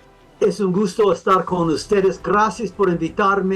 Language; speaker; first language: Spanish; non-native, fluent; English